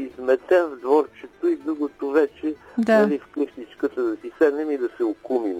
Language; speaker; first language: Bulgarian; native; Bulgarian